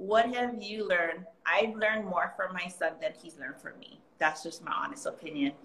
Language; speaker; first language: English; early bilingual, other home language; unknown